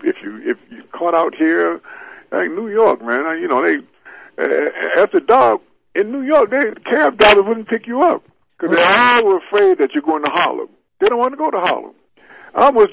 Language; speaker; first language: English; native; English